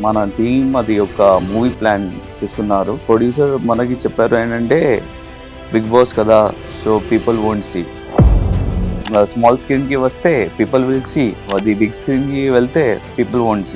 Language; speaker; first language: Telugu; non-native, learner; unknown